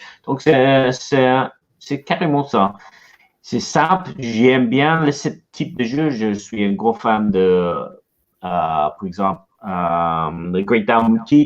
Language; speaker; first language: French; non-native, learner; English